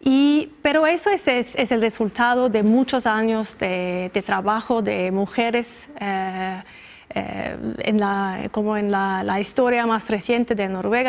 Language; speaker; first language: Spanish; non-native, fluent; Norwegian